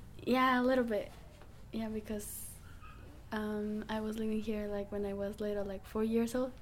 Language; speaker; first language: English; non-native, learner; Spanish